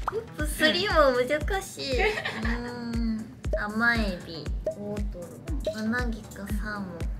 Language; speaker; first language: Japanese; non-native, fluent; Korean